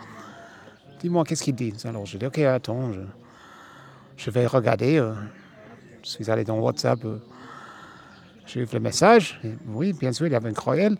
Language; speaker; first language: French; non-native, fluent; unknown